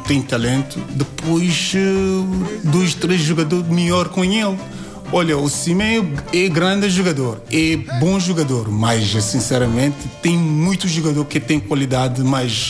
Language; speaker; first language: Portuguese; non-native, learner; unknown